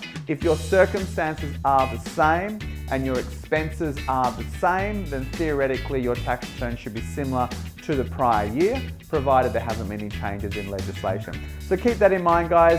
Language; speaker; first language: English; native; English